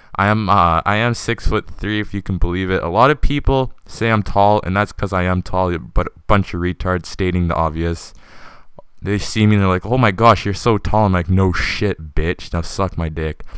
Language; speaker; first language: English; native; English